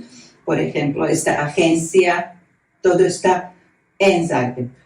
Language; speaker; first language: Spanish; non-native, fluent; Croatian